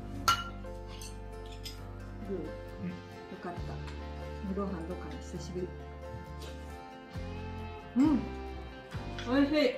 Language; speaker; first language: Japanese; native; Japanese